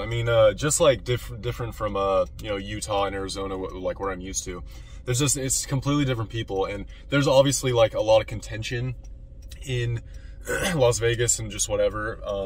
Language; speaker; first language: English; native; English